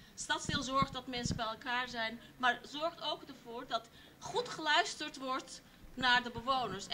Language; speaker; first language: Dutch; early bilingual, other home language; Turkish